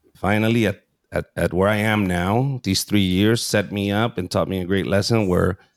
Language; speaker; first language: English; early bilingual, other home language; Spanish